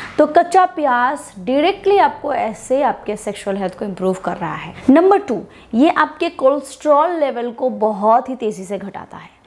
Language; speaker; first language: Hindi; non-native, local second language; Bangla